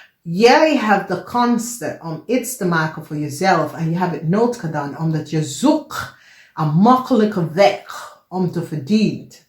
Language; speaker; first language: Dutch; non-native, fluent; English